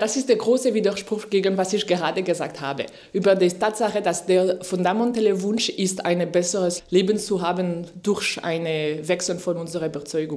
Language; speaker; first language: German; non-native, fluent; French